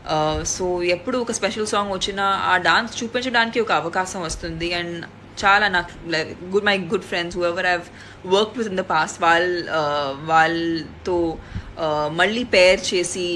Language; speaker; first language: Telugu; non-native, fluent; Hindi